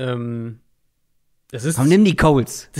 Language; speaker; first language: German; native; German